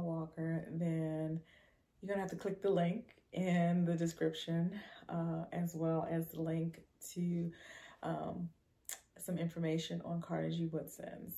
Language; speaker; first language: English; native; English